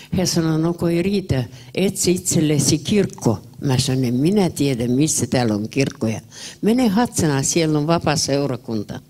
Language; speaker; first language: Finnish; early bilingual, heritage; Finnish